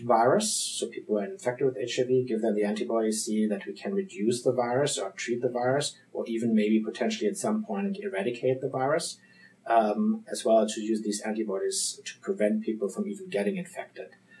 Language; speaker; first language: English; non-native, fluent; German